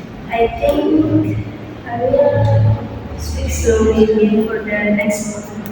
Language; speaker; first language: English; non-native, learner; Indonesian